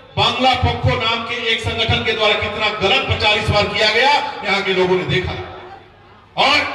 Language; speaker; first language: Hindi; native; Hindi